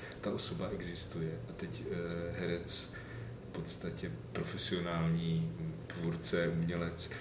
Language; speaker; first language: Czech; native; Czech